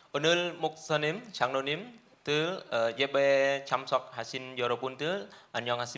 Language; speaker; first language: Korean; non-native, learner; Khmer